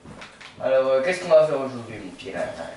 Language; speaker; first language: French; native; French